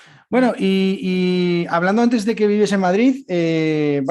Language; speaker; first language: Spanish; native; Spanish